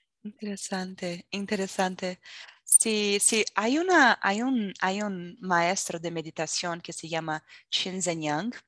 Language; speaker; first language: Spanish; non-native, fluent; Portuguese